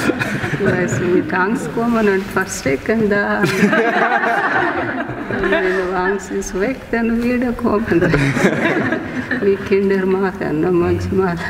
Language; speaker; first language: German; non-native, learner; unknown